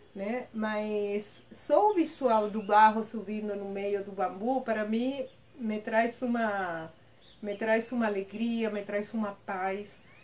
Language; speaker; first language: Portuguese; non-native, fluent; Spanish